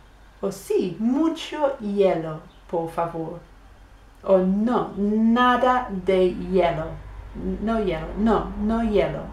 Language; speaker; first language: Spanish; non-native, fluent; English